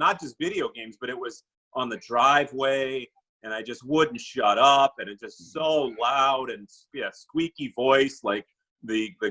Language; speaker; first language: English; native; English